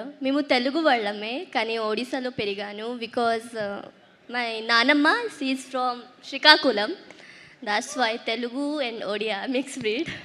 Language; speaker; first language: Telugu; early bilingual, heritage; Telugu